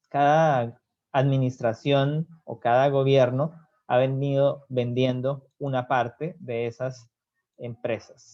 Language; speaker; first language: Spanish; native; Spanish